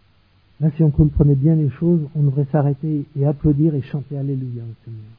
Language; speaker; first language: French; native; French